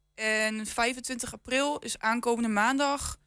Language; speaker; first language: Dutch; native; Dutch